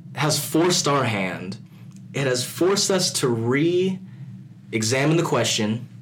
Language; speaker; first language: English; early bilingual, other home language; Filipino